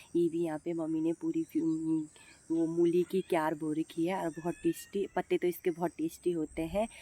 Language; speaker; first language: Hindi; non-native, local second language; Garhwali